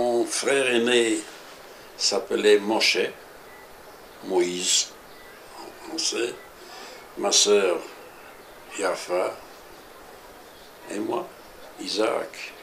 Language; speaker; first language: French; early bilingual, other home language; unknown